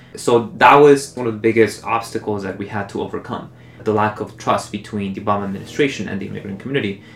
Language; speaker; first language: English; early bilingual, other home language; Spanish